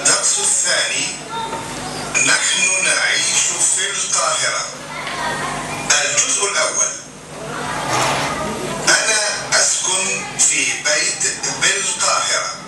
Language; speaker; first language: Arabic; non-native, learner; Indonesian